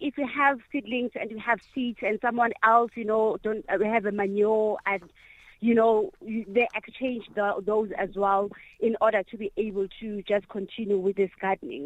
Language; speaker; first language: English; non-native, local second language; Zulu